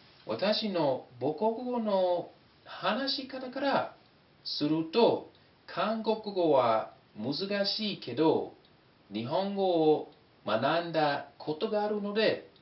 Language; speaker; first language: Japanese; non-native, fluent; English